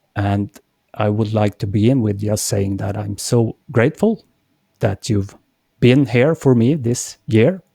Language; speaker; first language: English; non-native, fluent; Swedish